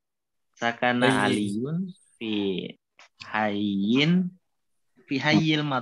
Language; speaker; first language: Arabic; non-native, learner; Indonesian